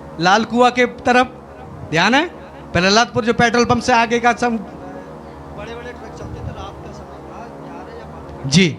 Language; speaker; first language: Hindi; native; Hindi